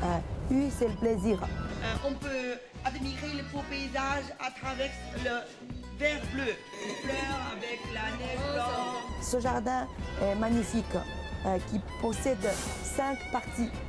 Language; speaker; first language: French; non-native, fluent; Chinese